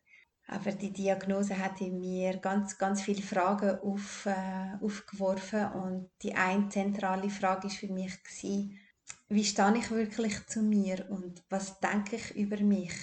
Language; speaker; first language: German; early bilingual, other home language; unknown